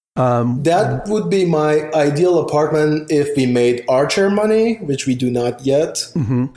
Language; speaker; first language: English; non-native, fluent; Persian